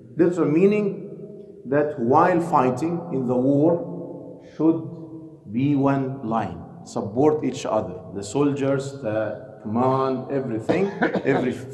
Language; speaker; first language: English; non-native, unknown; Arabic